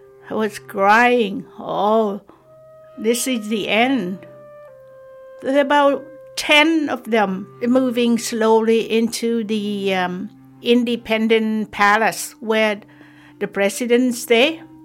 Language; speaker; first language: English; non-native, fluent; Vietnamese